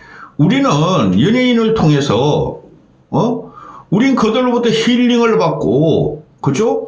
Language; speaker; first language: Korean; native; Korean